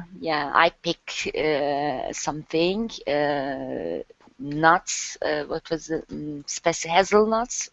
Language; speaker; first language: English; non-native, learner; Turkish